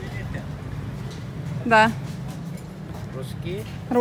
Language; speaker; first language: Russian; non-native, learner; Turkish